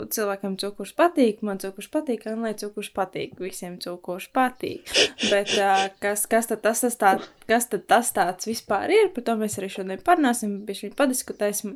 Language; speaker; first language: Latvian; native; Latvian